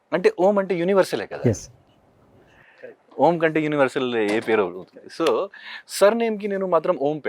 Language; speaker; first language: Telugu; non-native, local second language; Hindi